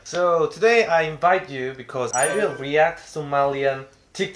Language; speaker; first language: English; non-native, learner; Korean